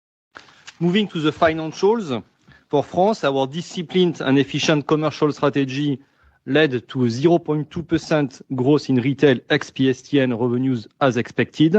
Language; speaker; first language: English; non-native, fluent; French